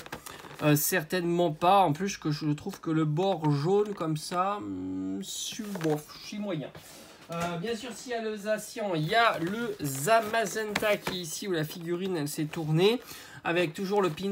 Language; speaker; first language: French; native; French